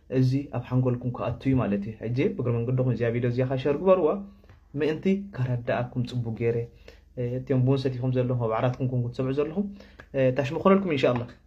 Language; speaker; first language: Tigrinya; non-native, local second language; Afar